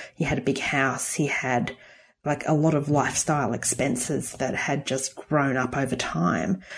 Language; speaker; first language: English; native; English